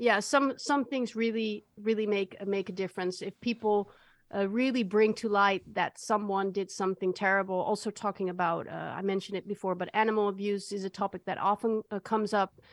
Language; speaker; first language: English; non-native, fluent; Dutch